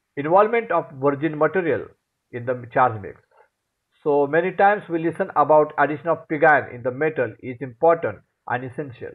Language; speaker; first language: English; non-native, local second language; Marathi